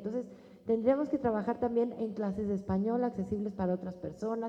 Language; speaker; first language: Spanish; native; Spanish